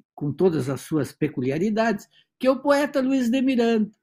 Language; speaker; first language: Portuguese; native; Portuguese